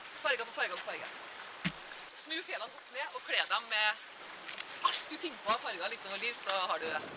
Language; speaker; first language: Norwegian; native; Norwegian